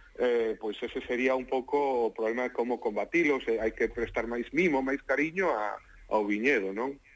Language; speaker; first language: Galician; non-native, local second language; Spanish